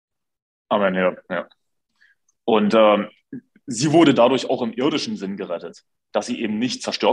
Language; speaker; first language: German; native; German